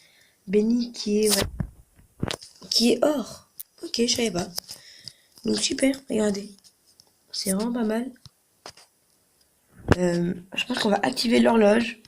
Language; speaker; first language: French; native; French